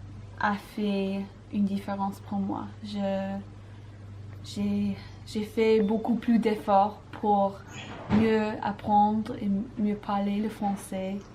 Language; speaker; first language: French; non-native, learner; English